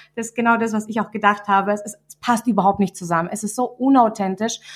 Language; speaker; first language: German; native; German